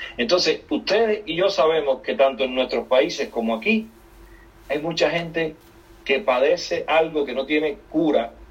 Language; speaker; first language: Spanish; native; Spanish